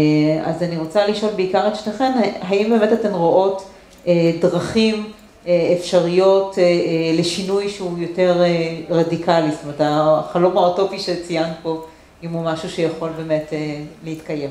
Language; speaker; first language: Hebrew; native; Hebrew